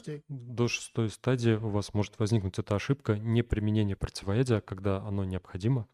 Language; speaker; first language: Russian; native; Russian